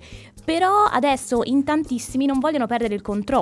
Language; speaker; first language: Italian; native; Italian